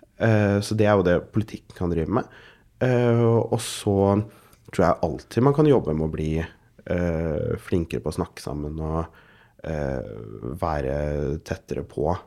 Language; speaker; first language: Norwegian; early bilingual, other home language; Urdu